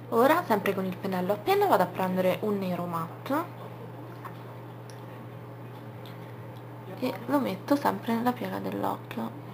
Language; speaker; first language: Italian; native; Italian